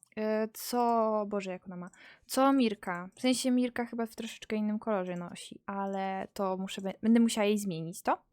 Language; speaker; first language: Polish; native; Polish